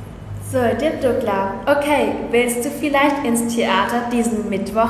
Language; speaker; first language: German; early bilingual, other home language; Vietnamese